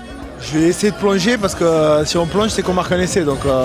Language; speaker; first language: French; native; French